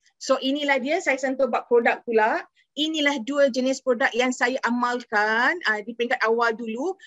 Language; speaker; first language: Malay; native; Malay